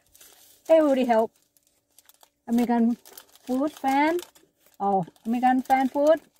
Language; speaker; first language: English; non-native, learner; Thai